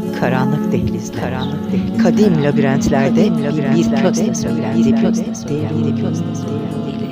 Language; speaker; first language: Turkish; native; Turkish